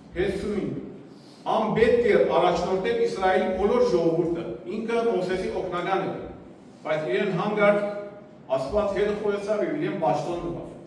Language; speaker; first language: Armenian; native; Armenian